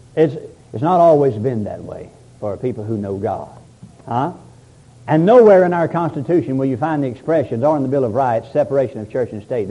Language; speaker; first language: English; native; English